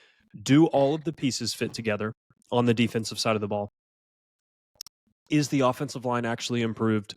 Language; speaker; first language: English; native; English